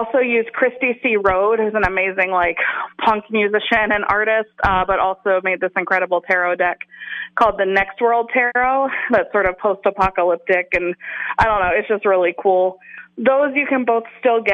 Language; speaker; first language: English; native; English